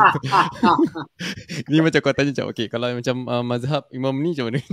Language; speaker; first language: Malay; native; Malay